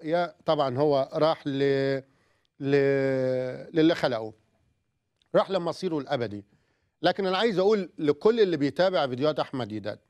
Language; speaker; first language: Arabic; native; Arabic